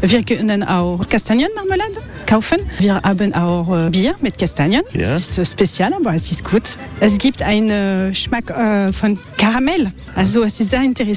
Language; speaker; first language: German; non-native, learner; French